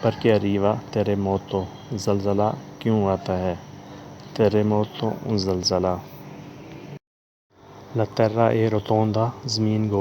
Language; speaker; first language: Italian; non-native, learner; Urdu